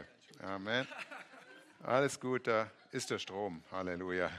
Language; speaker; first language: German; native; German